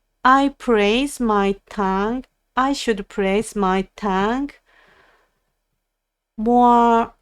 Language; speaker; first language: English; non-native, learner; Japanese